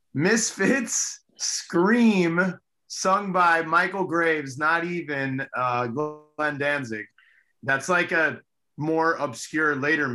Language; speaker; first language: English; early bilingual, other home language; Spanish